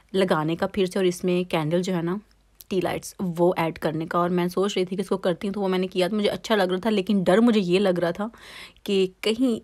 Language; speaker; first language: Urdu; native; Urdu